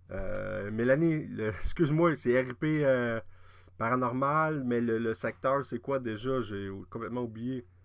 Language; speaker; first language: French; native; French